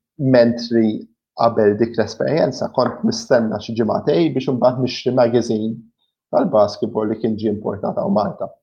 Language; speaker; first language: Maltese; early bilingual, heritage; Maltese